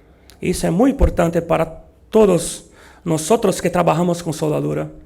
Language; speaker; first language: Spanish; non-native, learner; Portuguese